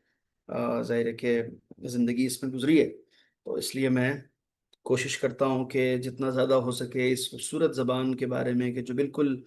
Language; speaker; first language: Hindi; native; Hindi